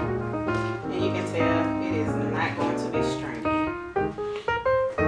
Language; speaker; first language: English; native; English